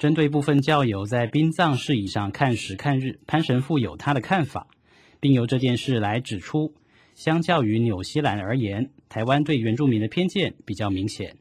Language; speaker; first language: Chinese; native; Chinese